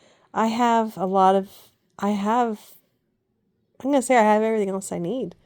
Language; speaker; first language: English; native; English